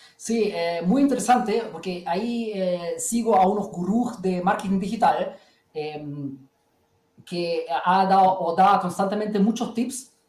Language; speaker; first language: Spanish; early bilingual, heritage; Spanish